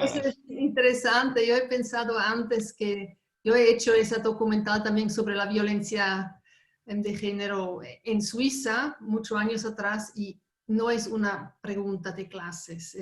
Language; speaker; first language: Spanish; non-native, fluent; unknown